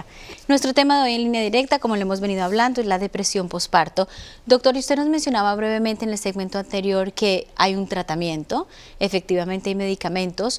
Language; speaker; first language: Spanish; native; Spanish